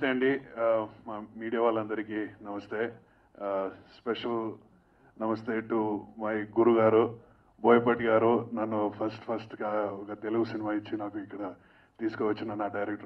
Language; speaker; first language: Telugu; non-native, fluent; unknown